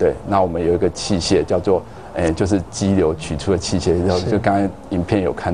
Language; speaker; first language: Chinese; native; Chinese